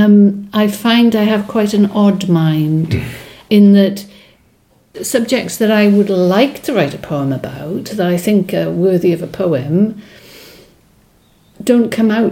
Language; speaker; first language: English; non-native, local second language; Welsh